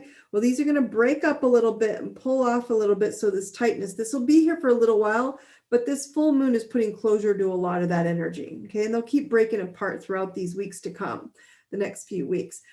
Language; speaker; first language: English; native; English